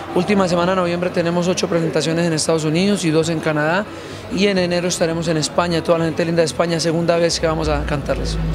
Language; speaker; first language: Spanish; native; Spanish